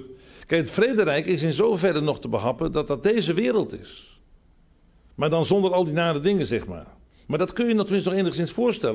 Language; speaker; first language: Dutch; native; Dutch